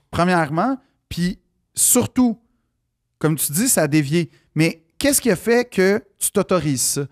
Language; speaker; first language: French; native; French